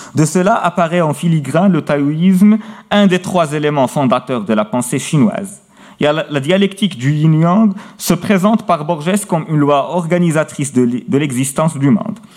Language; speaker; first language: French; non-native, local second language; Arabic